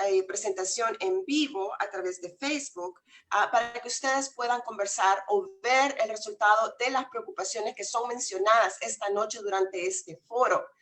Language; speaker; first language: Spanish; native; Spanish